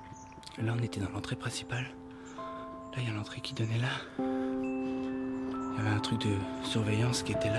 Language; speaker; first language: French; native; French